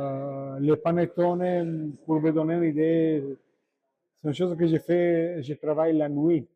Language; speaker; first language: French; non-native, learner; Italian